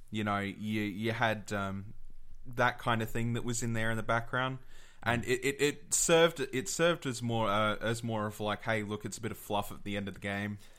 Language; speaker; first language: English; native; English